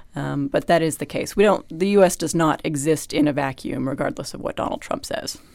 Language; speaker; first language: English; native; English